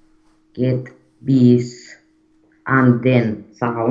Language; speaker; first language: German; non-native, learner; Romanian